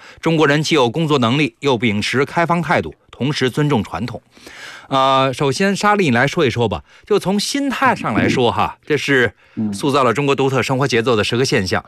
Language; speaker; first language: Chinese; native; Chinese